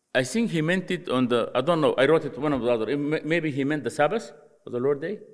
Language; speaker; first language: English; non-native, fluent; Arabic